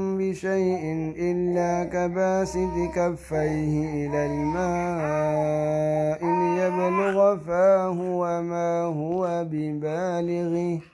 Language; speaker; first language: Arabic; non-native, learner; Indonesian